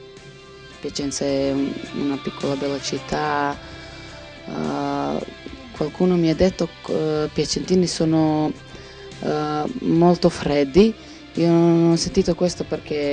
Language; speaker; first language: Italian; non-native, learner; Serbian